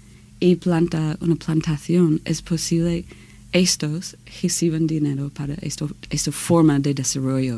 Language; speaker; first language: Spanish; non-native, learner; English